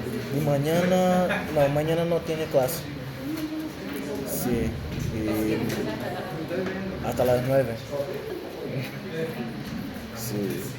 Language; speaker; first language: Spanish; non-native, learner; Portuguese